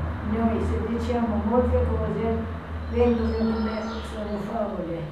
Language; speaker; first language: Italian; non-native, learner; Albanian